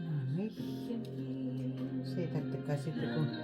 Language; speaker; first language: Finnish; native; Finnish